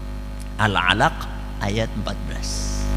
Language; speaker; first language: Arabic; non-native, fluent; Indonesian